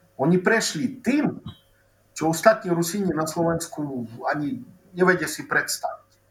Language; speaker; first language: Slovak; non-native, local second language; Rusyn